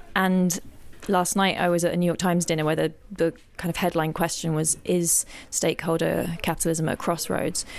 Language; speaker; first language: English; native; English